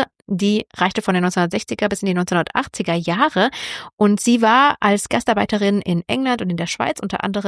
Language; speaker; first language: German; native; German